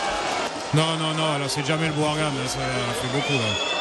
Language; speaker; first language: French; native; French